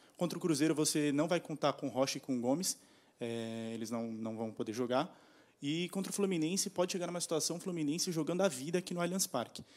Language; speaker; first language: Portuguese; native; Portuguese